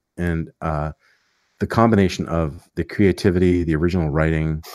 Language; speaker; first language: English; native; English